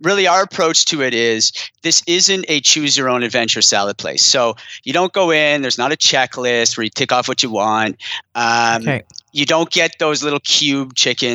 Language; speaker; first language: English; native; English